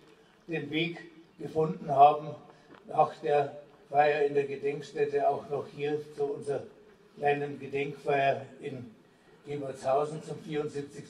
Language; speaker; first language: German; native; German